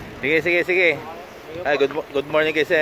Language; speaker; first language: Filipino; native; Filipino